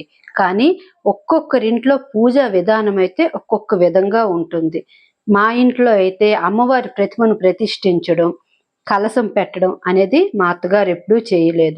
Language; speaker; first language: Telugu; native; Telugu